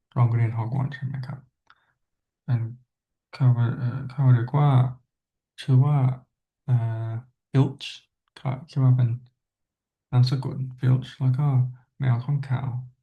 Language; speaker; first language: Thai; non-native, learner; English